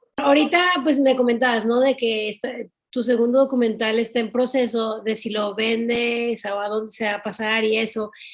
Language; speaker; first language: Spanish; native; Spanish